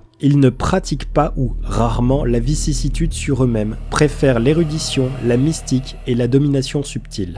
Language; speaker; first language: French; native; French